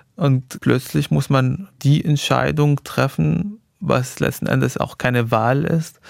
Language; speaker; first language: German; non-native, fluent; Arabic